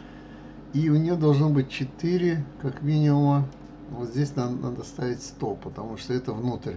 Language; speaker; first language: Russian; native; Russian